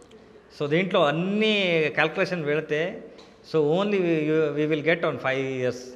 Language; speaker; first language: Telugu; non-native, local second language; Kannada